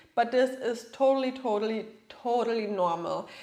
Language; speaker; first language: English; non-native, fluent; German